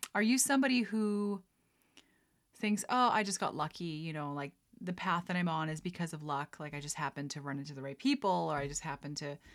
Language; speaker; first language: English; early bilingual, other home language; Dutch